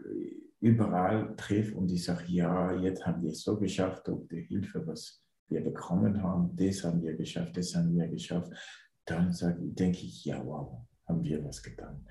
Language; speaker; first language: German; non-native, learner; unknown